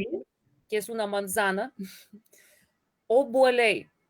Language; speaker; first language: Spanish; non-native, fluent; Lithuanian